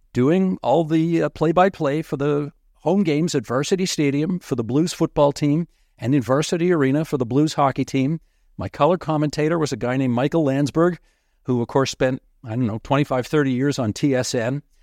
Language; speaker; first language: English; native; English